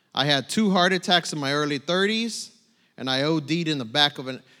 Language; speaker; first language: English; native; English